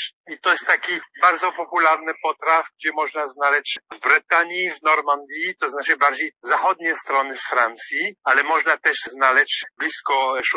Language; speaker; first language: Polish; non-native, fluent; French